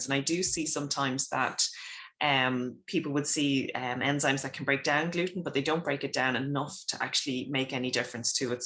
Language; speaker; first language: English; native; English